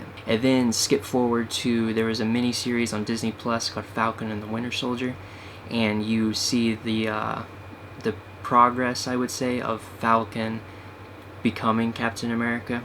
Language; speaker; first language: English; native; English